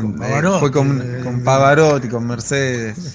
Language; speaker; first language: Spanish; native; Spanish